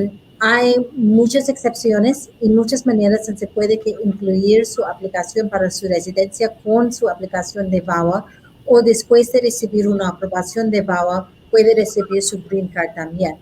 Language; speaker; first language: Spanish; non-native, learner; English